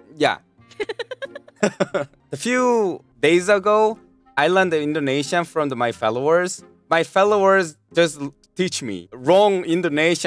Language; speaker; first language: English; non-native, learner; Korean